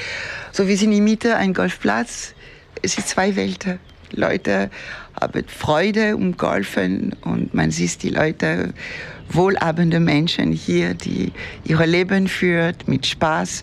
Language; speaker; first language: German; non-native, fluent; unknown